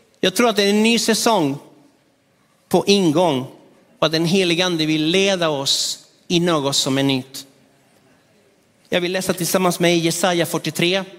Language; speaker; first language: Swedish; non-native, fluent; Spanish